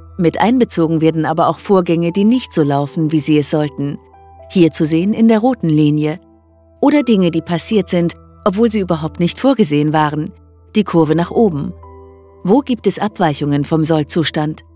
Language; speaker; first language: German; native; German